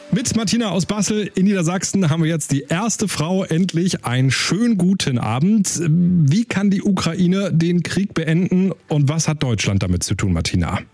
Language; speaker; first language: German; native; German